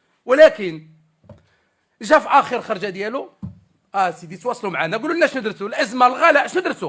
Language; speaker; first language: Arabic; native; Arabic